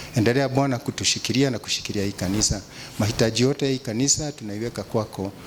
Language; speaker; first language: Swahili; non-native, local second language; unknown